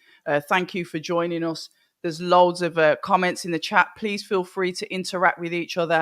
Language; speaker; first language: English; native; English